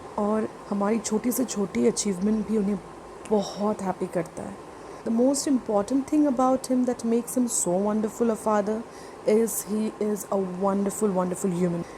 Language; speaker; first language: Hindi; non-native, local second language; Bangla